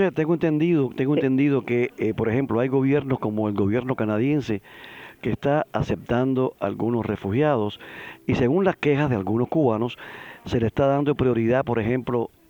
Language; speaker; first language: Spanish; native; Spanish